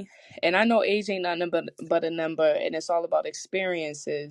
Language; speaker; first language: English; native; English